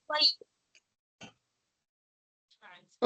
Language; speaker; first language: French; non-native, learner; Arabic